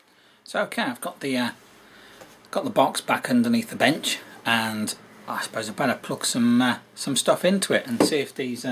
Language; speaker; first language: English; native; English